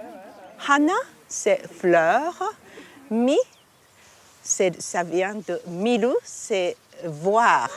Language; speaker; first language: French; non-native, fluent; Japanese